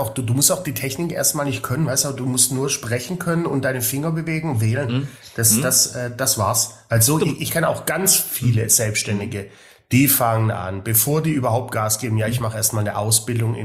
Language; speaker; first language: German; native; German